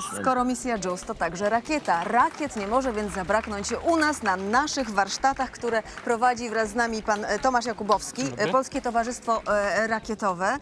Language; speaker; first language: Polish; native; Polish